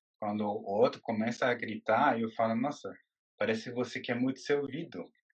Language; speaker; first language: Portuguese; non-native, fluent; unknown